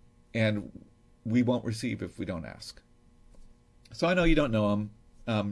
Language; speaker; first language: English; native; English